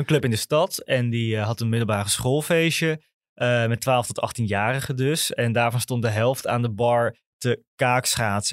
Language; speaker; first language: Dutch; native; Dutch